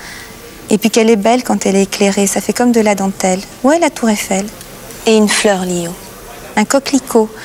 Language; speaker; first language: French; native; French